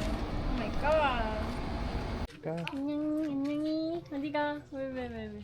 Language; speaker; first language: Korean; non-native, fluent; Japanese